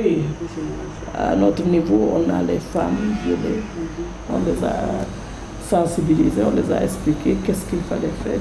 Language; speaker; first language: French; non-native, local second language; Fula